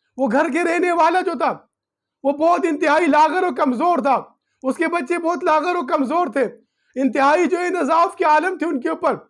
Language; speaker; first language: Urdu; non-native, local second language; Pashto